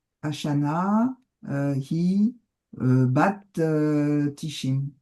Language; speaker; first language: Hebrew; non-native, learner; French